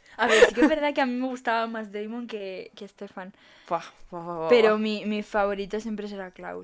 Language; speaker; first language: Spanish; native; Spanish